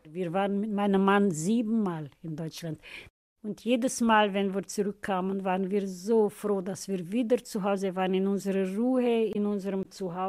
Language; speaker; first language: German; native; German